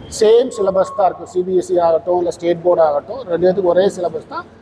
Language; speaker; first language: Tamil; native; Tamil